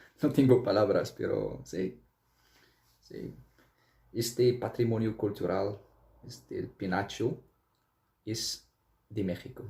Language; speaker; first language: Spanish; non-native, fluent; Arabic